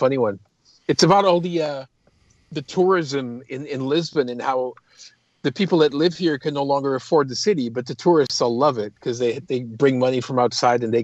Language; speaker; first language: English; early bilingual, other home language; Portuguese